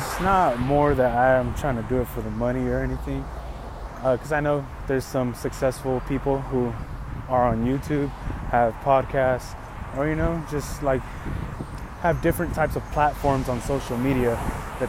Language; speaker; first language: English; native; English